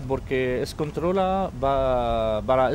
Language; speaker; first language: Spanish; non-native, fluent; Arabic